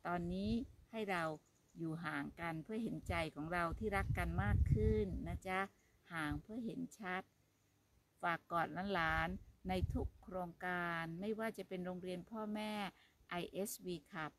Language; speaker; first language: Thai; native; Thai